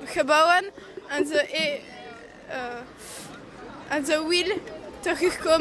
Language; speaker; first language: Dutch; non-native, learner; French